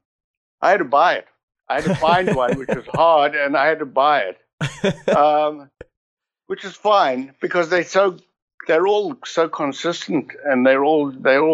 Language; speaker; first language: English; native; English